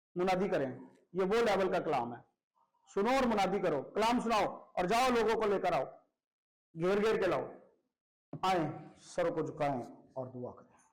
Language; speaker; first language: Hindi; non-native, local second language; Punjabi